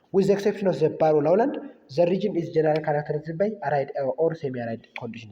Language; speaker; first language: English; non-native, local second language; Amharic